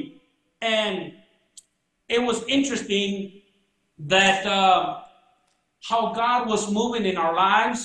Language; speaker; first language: English; early bilingual, other home language; Spanish